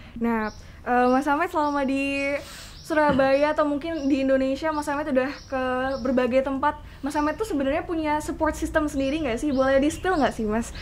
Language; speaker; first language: Indonesian; native; Indonesian